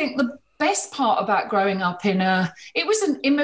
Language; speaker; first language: English; native; English